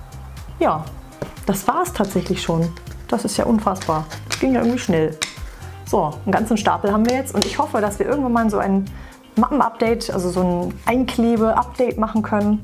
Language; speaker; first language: German; native; German